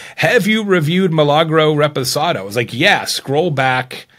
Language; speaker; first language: English; native; English